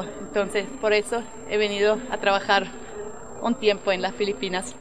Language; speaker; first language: Spanish; non-native, fluent; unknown